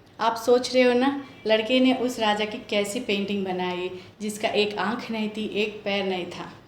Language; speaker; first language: Hindi; non-native, local second language; Telugu